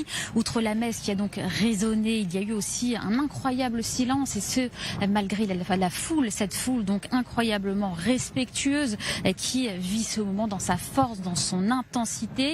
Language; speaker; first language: French; native; French